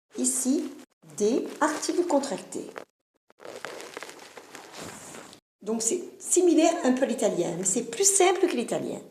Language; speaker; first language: French; non-native, fluent; Italian